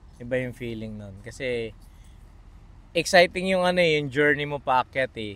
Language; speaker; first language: Filipino; native; Filipino